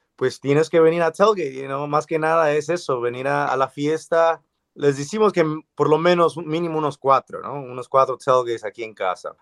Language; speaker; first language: Spanish; early bilingual, other home language; English